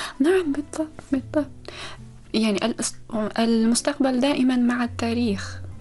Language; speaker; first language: Arabic; non-native, fluent; Uzbek